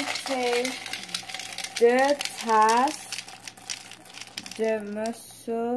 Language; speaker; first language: French; non-native, learner; English